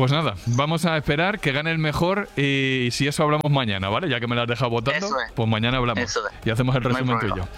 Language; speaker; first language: Spanish; native; Spanish